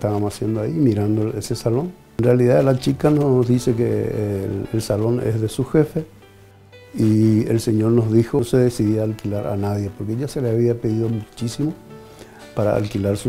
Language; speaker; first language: Spanish; native; Spanish